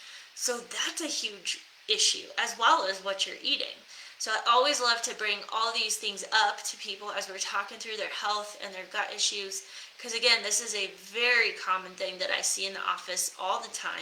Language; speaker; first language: English; native; English